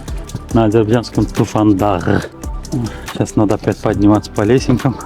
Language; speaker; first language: Russian; native; Russian